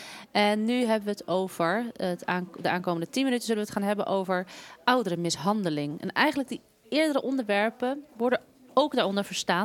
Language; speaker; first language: Dutch; native; Dutch